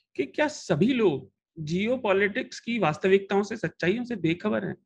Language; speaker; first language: Hindi; native; Hindi